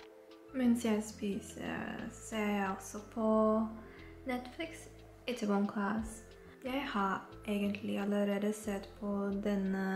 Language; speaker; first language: Norwegian; non-native, learner; Filipino